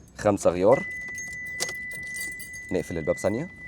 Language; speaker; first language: Arabic; native; Arabic